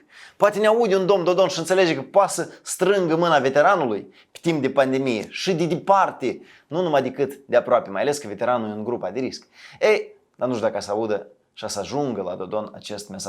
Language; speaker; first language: Romanian; native; Romanian